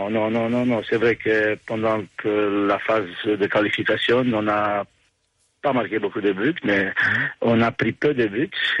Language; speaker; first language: French; non-native, fluent; Romanian